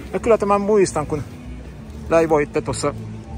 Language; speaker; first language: Finnish; native; Finnish